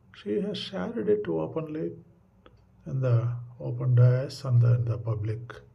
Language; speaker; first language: English; non-native, local second language; Tamil